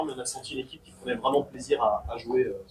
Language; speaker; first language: French; native; French